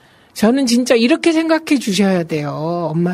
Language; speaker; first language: Korean; native; Korean